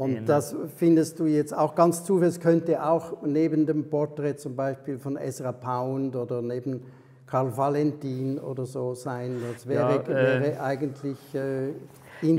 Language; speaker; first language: German; native; German